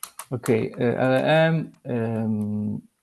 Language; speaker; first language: English; non-native, learner; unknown